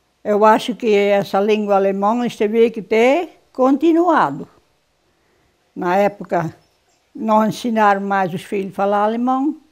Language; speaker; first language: Portuguese; non-native, local second language; German